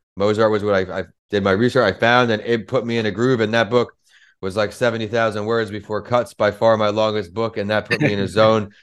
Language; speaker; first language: English; native; English